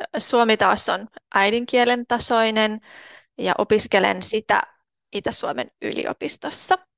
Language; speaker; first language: Finnish; non-native, fluent; Russian